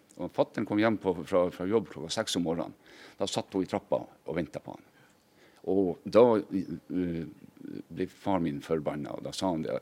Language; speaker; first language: Norwegian; native; Norwegian